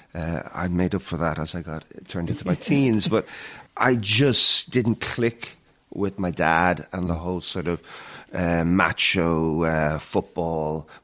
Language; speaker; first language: English; native; English